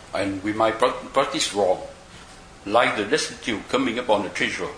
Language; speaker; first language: English; non-native, fluent; Vietnamese